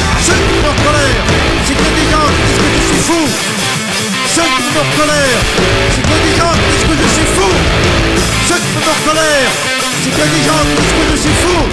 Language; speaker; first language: French; native; French